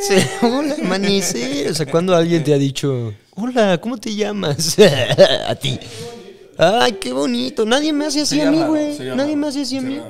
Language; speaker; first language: Spanish; native; Spanish